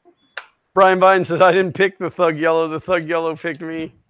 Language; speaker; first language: English; native; English